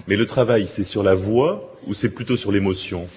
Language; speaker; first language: French; native; French